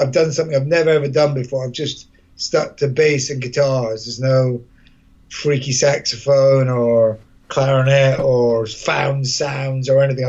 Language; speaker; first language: English; native; English